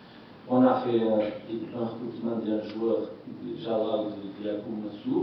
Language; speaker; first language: French; non-native, learner; Portuguese